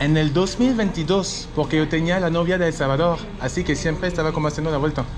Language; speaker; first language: Spanish; non-native, fluent; French